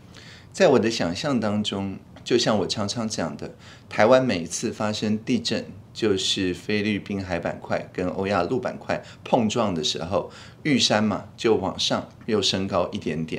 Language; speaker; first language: Chinese; native; Chinese